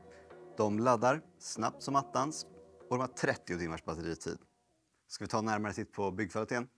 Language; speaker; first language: Swedish; native; Swedish